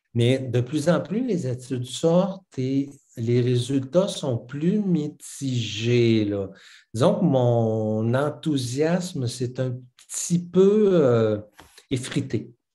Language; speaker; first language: French; native; French